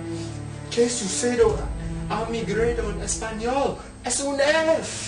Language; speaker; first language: Spanish; non-native, learner; English